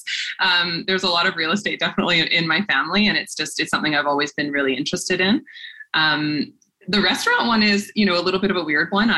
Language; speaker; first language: English; native; English